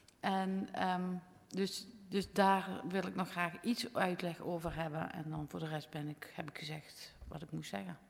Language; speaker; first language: Dutch; native; Dutch